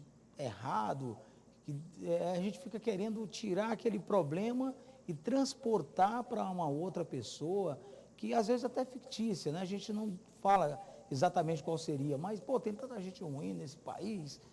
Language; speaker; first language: Portuguese; native; Portuguese